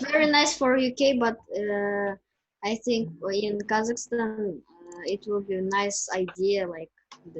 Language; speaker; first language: English; non-native, learner; Russian